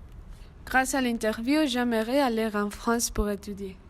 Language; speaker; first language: French; non-native, learner; Spanish